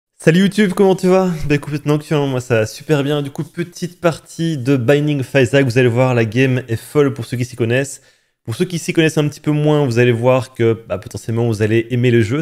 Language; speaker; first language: French; native; French